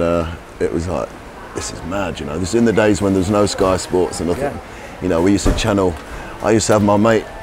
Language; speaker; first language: English; native; English